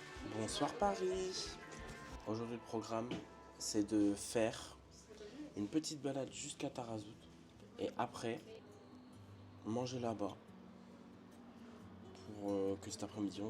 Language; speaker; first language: French; native; French